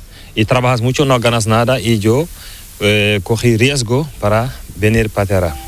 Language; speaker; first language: Spanish; non-native, learner; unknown